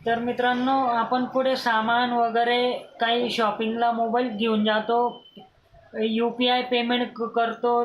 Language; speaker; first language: Marathi; non-native, local second language; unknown